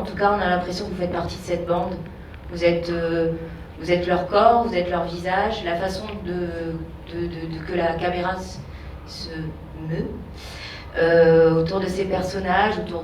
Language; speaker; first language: French; native; French